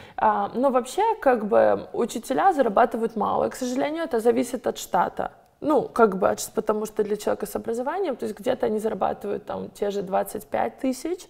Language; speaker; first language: Russian; native; Russian